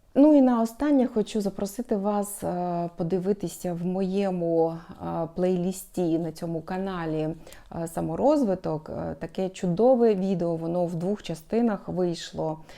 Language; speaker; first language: Ukrainian; non-native, local second language; Russian